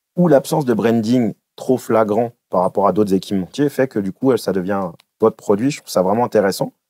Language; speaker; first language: French; native; French